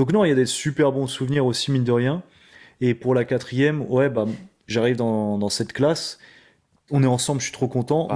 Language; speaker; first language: French; native; French